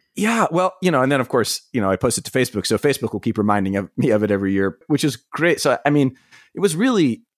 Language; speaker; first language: English; native; English